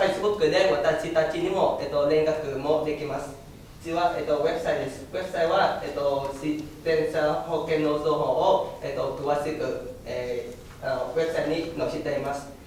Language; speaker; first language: Japanese; non-native, learner; Vietnamese